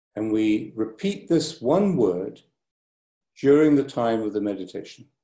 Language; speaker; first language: English; native; English